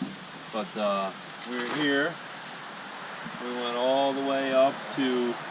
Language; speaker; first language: English; native; English